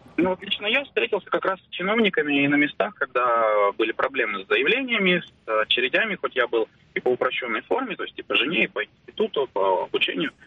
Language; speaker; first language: Russian; native; Russian